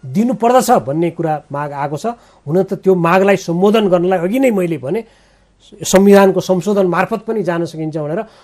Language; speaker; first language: Nepali; native; Nepali